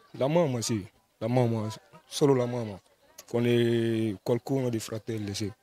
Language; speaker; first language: Italian; non-native, learner; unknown